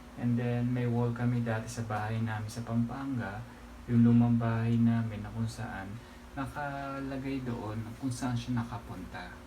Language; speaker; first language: Filipino; non-native, local second language; Pampanga